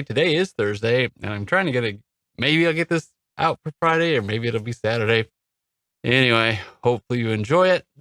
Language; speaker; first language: English; native; English